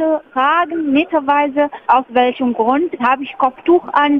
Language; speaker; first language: German; non-native, fluent; Arabic